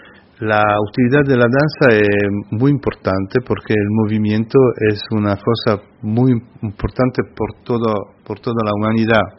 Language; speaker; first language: Spanish; non-native, fluent; Italian